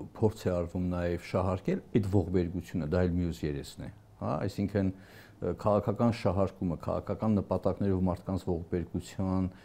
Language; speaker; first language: Armenian; native; Armenian